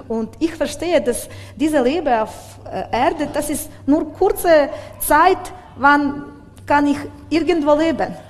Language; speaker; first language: German; non-native, learner; Ukrainian